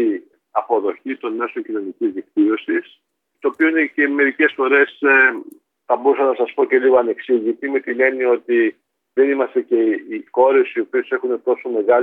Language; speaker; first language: Greek; native; Greek